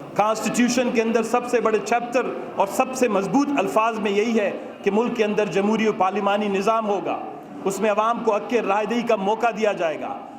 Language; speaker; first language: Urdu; non-native, local second language; Baluchi